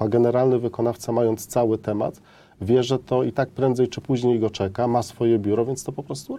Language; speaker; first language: Polish; native; Polish